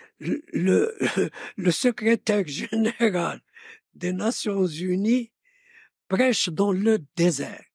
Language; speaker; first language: French; non-native, local second language; Arabic